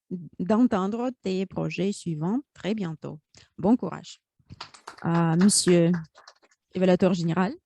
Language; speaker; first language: French; non-native, fluent; Russian